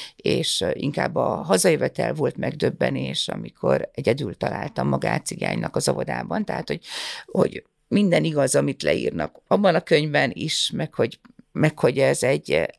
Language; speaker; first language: Hungarian; early bilingual, other home language; Russian